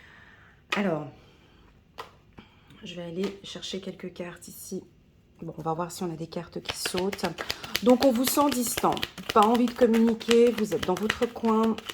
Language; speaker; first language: French; native; French